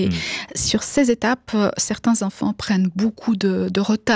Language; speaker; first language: French; non-native, fluent; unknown